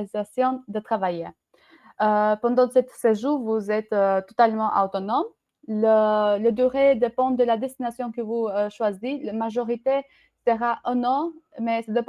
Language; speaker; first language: French; non-native, learner; Albanian